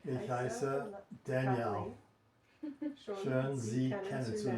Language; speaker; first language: German; non-native, learner; English